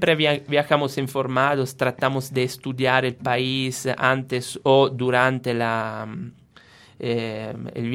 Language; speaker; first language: Spanish; non-native, fluent; Italian